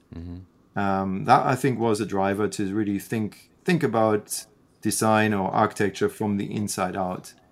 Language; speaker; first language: English; non-native, fluent; German